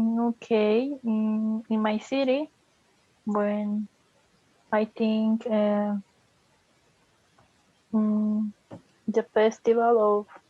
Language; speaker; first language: English; non-native, learner; Spanish